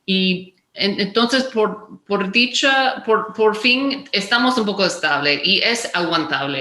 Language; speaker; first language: Spanish; non-native, fluent; English